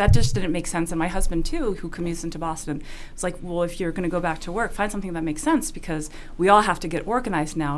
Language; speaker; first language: English; non-native, fluent; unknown